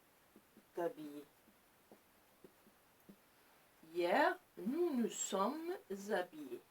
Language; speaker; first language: French; non-native, local second language; Arabic